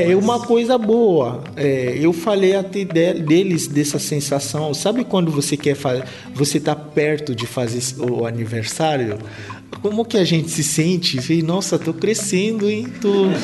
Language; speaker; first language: Portuguese; non-native, fluent; Lingala